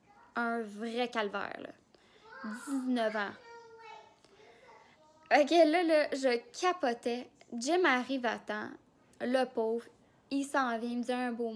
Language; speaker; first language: French; native; French